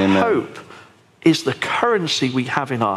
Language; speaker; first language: English; native; English